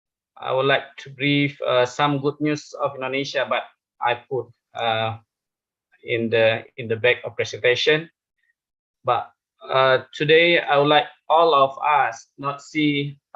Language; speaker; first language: English; non-native, fluent; Indonesian